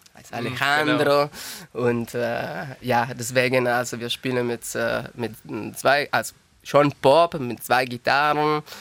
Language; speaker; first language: German; non-native, learner; Italian